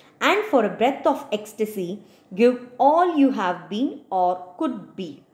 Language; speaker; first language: English; non-native, local second language; Tamil